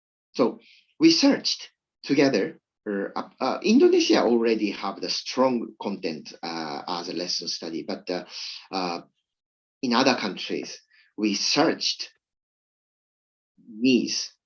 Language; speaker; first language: English; non-native, learner; Japanese